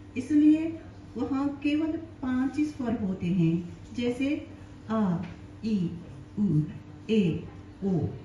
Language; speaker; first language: Hindi; non-native, learner; Japanese